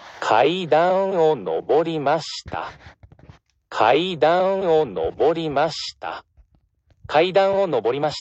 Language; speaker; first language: Japanese; non-native, learner; English